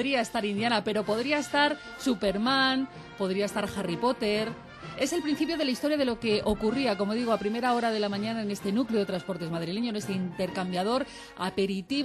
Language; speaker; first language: Spanish; native; Spanish